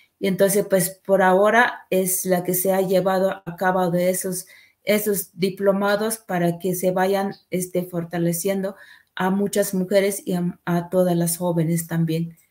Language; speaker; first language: Spanish; non-native, local second language; Tzeltal